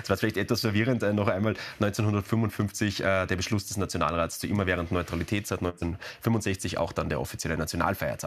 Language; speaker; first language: German; native; German